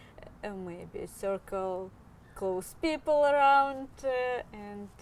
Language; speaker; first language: English; non-native, learner; Ukrainian